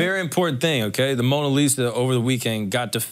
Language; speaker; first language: English; native; English